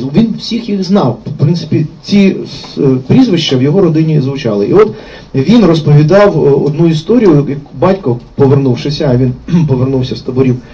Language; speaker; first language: Ukrainian; non-native, local second language; Russian